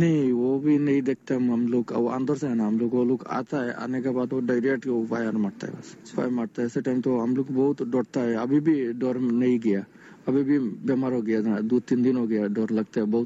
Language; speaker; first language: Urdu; non-native, learner; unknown